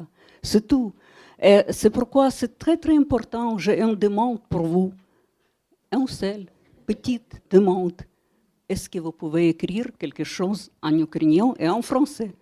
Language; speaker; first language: French; non-native, fluent; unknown